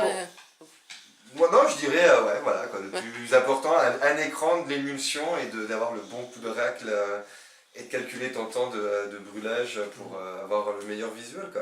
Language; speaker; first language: French; native; French